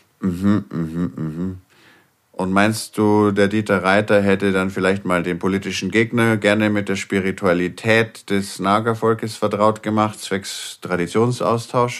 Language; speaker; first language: German; native; German